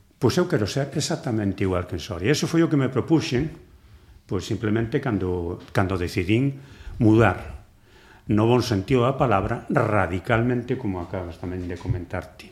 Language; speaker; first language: Galician; non-native, local second language; Spanish